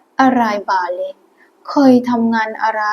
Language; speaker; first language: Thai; non-native, fluent; Burmese